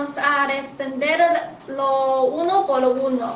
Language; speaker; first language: Spanish; non-native, learner; Chinese